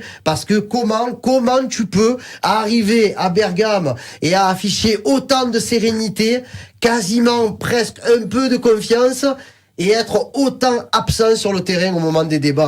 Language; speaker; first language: French; native; French